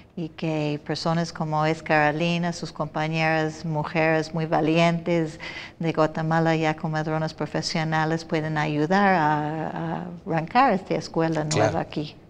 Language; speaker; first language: Spanish; non-native, fluent; English